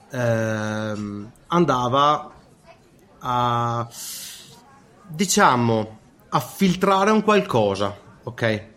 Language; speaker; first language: Italian; native; Italian